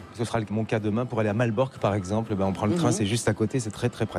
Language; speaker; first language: French; native; French